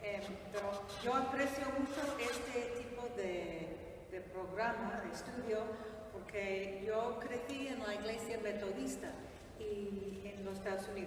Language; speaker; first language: Spanish; non-native, fluent; English